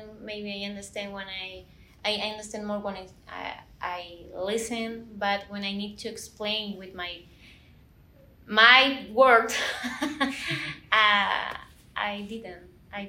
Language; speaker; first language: English; non-native, learner; Spanish